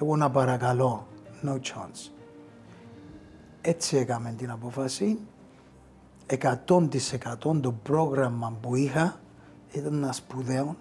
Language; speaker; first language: Greek; early bilingual, heritage; Greek